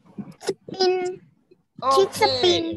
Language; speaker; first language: English; non-native, learner; Thai